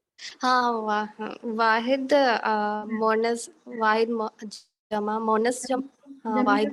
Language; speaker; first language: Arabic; non-native, learner; Urdu